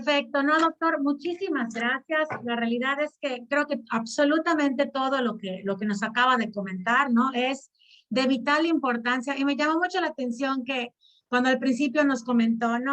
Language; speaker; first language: Spanish; native; Spanish